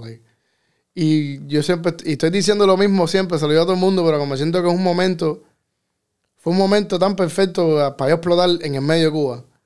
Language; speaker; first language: Spanish; early bilingual, heritage; Spanish